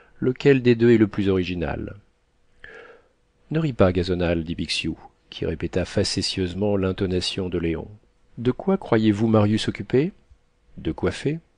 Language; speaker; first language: French; native; French